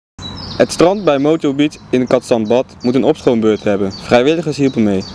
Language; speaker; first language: Dutch; native; Dutch